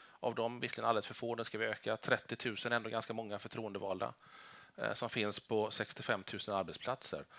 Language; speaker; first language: Swedish; native; Swedish